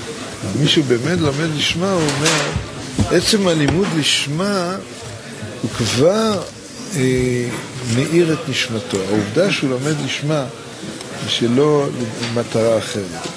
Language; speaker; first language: Hebrew; native; Hebrew